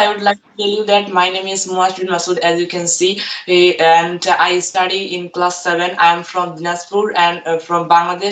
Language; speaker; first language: English; non-native, learner; Bangla